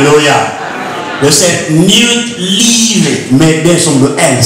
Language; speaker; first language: Swedish; non-native, learner; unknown